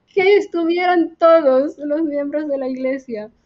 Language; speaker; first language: Spanish; native; Spanish